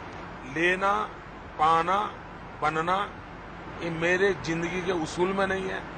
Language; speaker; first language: Hindi; non-native, local second language; Gujarati